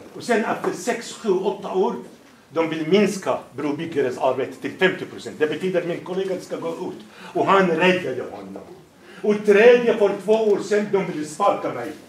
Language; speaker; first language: Swedish; non-native, fluent; Arabic